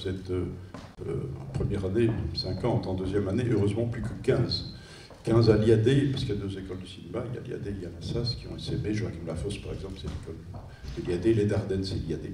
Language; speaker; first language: French; native; French